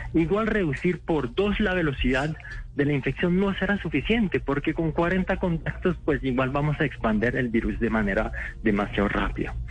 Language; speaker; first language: Spanish; non-native, fluent; French